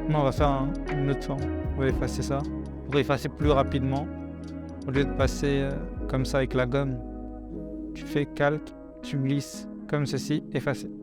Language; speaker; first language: French; native; French